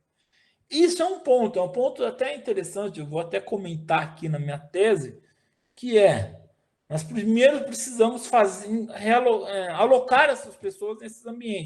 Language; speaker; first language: Portuguese; native; Portuguese